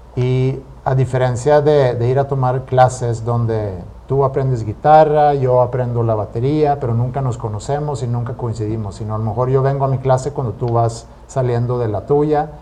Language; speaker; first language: Spanish; non-native, fluent; Swedish